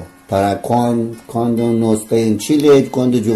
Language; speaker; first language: Spanish; non-native, learner; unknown